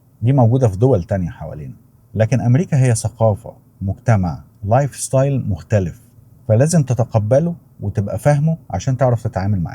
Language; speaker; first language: Arabic; native; Arabic